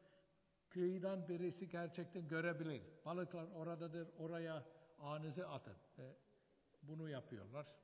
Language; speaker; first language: Turkish; non-native, fluent; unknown